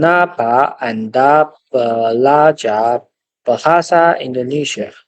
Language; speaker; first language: Indonesian; non-native, learner; Chinese